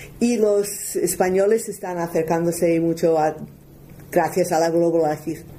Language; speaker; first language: Spanish; non-native, fluent; English